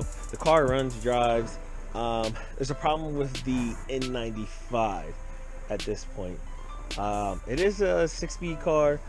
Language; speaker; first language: English; native; English